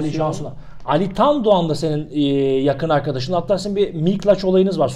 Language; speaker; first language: Turkish; native; Turkish